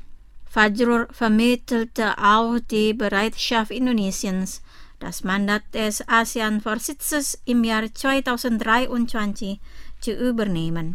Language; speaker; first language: German; non-native, fluent; Indonesian